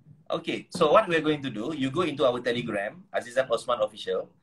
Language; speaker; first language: English; non-native, local second language; Malay